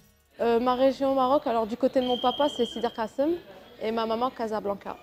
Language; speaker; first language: French; early bilingual, other home language; Arabic